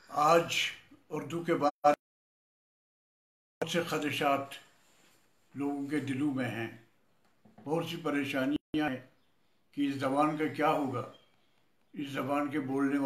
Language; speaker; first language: Urdu; non-native, local second language; Kashmiri